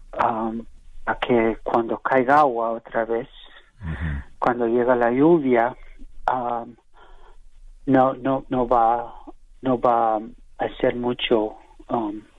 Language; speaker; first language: Spanish; early bilingual, heritage; English